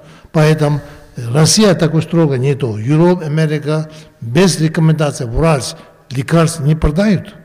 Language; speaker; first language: Russian; non-native, learner; Tibetan